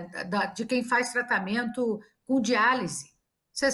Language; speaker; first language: Portuguese; native; Portuguese